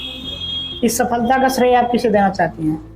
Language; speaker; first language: Hindi; native; Hindi